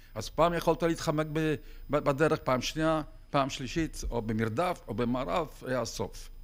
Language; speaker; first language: Hebrew; non-native, fluent; Lithuanian